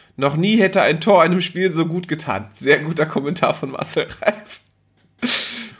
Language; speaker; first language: German; native; German